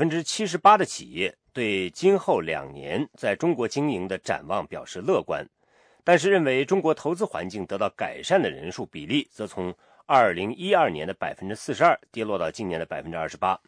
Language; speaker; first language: Chinese; native; Chinese